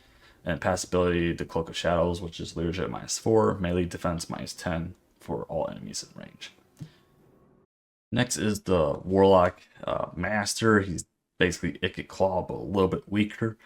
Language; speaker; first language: English; native; English